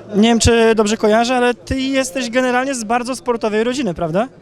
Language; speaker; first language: Polish; native; Polish